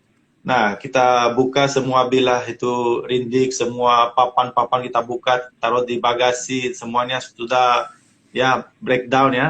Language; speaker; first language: Indonesian; non-native, fluent; Romanian